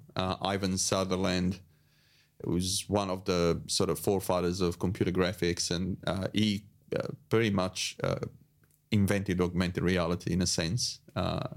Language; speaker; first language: English; non-native, fluent; Italian